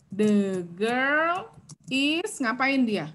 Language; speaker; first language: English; non-native, fluent; Indonesian